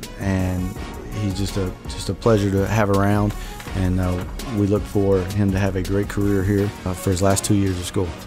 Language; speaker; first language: English; native; English